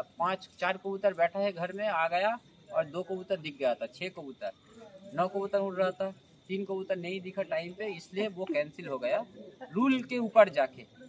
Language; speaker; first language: Hindi; non-native, local second language; Bangla